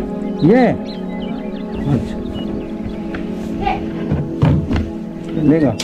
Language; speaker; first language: Hindi; non-native, local second language; Bangla